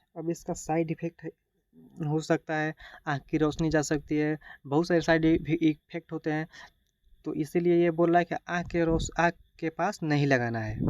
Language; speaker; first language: Hindi; native; Hindi